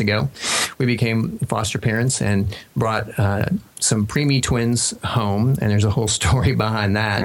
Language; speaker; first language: English; native; English